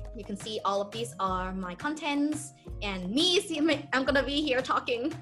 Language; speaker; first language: English; non-native, fluent; Thai